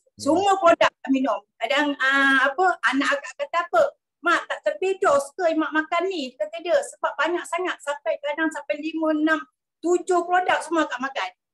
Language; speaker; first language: Malay; native; Malay